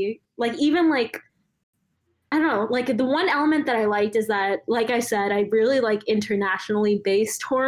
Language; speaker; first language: English; non-native, local second language; Malayalam